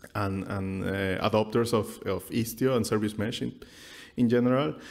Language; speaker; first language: English; non-native, fluent; Spanish